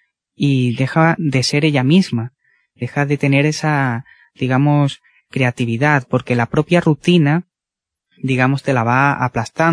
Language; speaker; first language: Spanish; native; Spanish